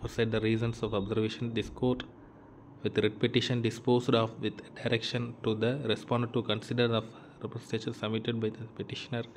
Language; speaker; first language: English; non-native, local second language; Tamil